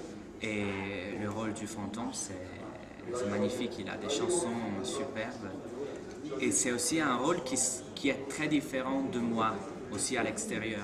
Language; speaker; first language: French; non-native, fluent; Italian